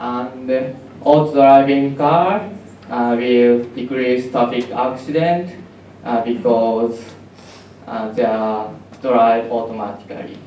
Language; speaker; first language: English; non-native, learner; Japanese